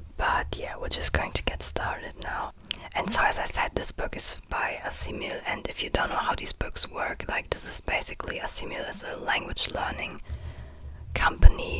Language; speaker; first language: English; non-native, fluent; German